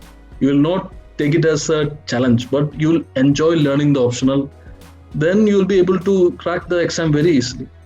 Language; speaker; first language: English; non-native, local second language; Malayalam